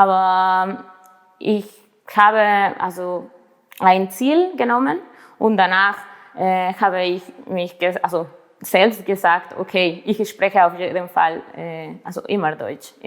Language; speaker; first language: German; non-native, learner; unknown